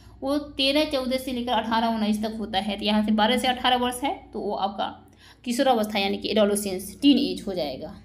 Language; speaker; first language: Hindi; native; Hindi